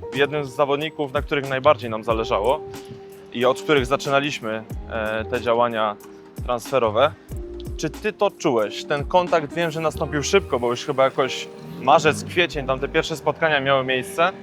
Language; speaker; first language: Polish; native; Polish